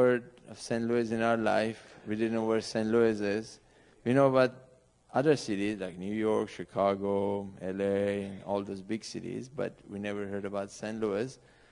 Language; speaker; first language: English; non-native, fluent; Persian